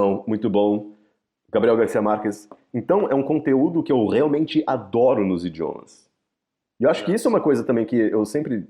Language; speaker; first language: Portuguese; native; Portuguese